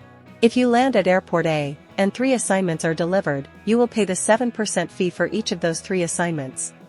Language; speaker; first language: English; native; English